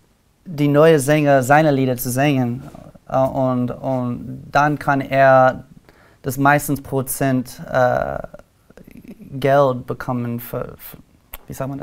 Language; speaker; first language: German; non-native, learner; English